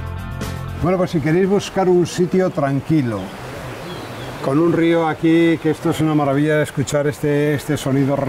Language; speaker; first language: Spanish; native; Spanish